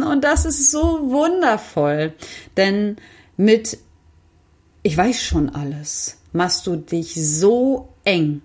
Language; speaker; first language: German; native; German